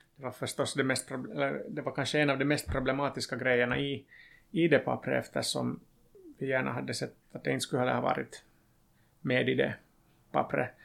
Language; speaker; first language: Swedish; non-native, local second language; Finnish